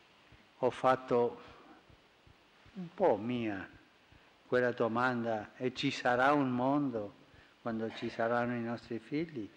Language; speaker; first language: Italian; non-native, fluent; Spanish